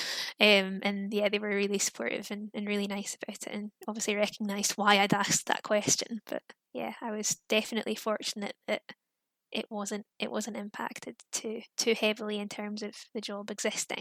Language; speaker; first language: English; native; English